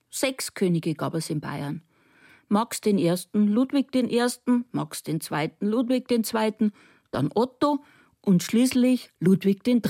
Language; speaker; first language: German; native; German